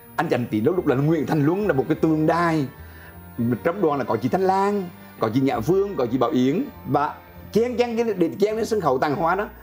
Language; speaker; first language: Vietnamese; native; Vietnamese